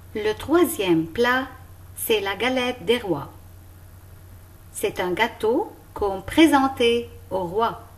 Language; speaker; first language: French; non-native, local second language; Arabic